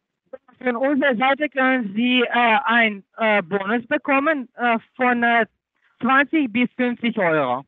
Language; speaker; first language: German; non-native, learner; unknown